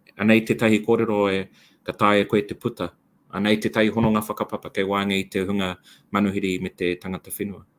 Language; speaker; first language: Māori; non-native, local second language; English